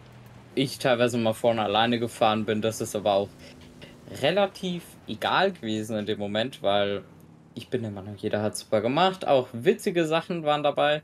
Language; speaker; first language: German; native; German